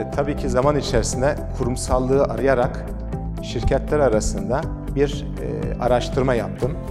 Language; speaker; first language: Turkish; early bilingual, heritage; Turkish